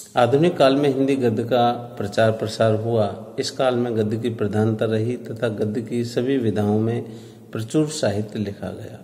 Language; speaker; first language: Hindi; native; Hindi